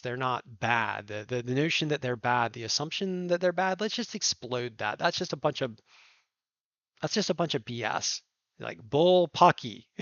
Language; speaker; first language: English; native; English